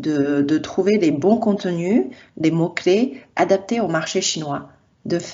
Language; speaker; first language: French; non-native, fluent; Chinese